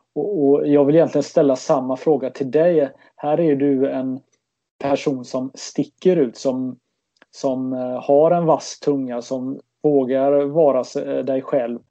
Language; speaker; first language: Swedish; native; Swedish